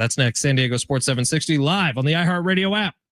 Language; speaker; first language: English; native; English